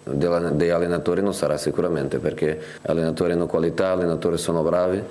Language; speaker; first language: Italian; non-native, fluent; Portuguese